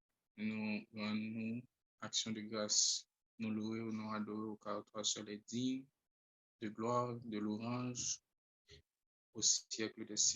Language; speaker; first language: French; non-native, local second language; Haitian Creole